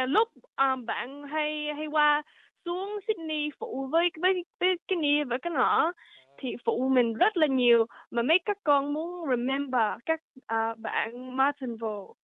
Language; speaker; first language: Vietnamese; early bilingual, heritage; Vietnamese